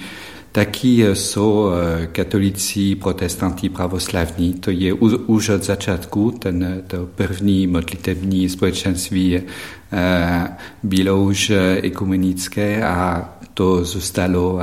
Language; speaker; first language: Czech; non-native, fluent; French